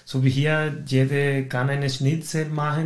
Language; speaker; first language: German; non-native, fluent; Spanish